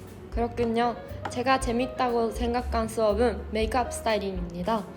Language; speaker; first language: Korean; non-native, fluent; Japanese